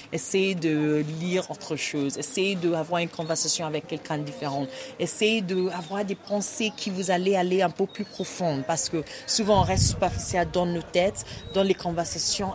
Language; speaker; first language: French; non-native, learner; Igbo